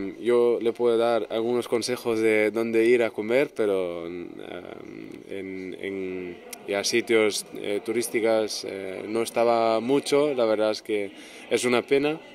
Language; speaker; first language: Spanish; non-native, fluent; German